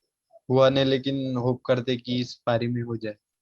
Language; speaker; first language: Hindi; native; Hindi